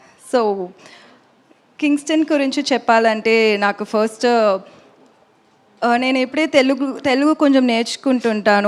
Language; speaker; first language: Telugu; non-native, learner; Tamil